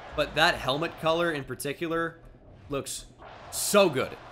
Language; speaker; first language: English; native; English